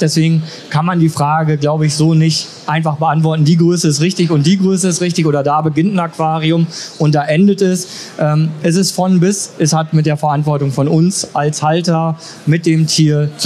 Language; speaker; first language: German; native; German